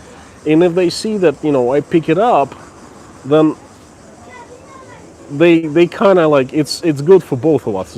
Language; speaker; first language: English; non-native, fluent; Russian